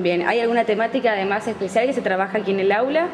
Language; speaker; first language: Spanish; native; Spanish